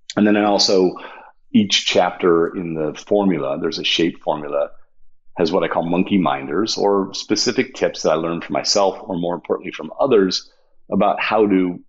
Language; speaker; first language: English; native; English